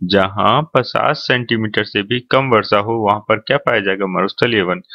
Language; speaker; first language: Hindi; native; Hindi